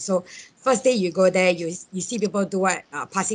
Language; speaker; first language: English; non-native, local second language; Cantonese